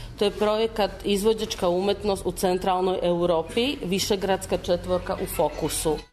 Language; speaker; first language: Serbian; non-native, fluent; Slovak